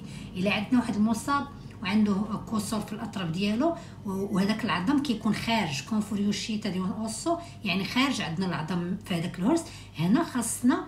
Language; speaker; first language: Arabic; native; Arabic